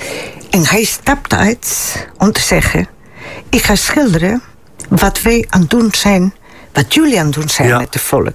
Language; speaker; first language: Dutch; non-native, fluent; Spanish